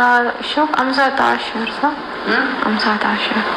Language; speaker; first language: Arabic; non-native, learner; Amharic